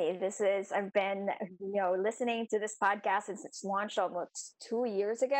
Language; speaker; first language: English; non-native, local second language; Filipino